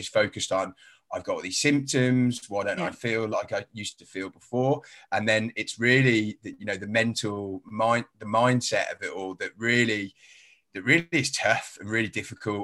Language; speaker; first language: English; native; English